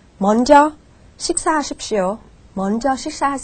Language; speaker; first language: Korean; non-native, fluent; Vietnamese